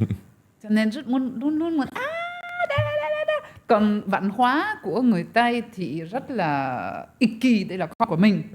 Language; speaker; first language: Vietnamese; non-native, fluent; French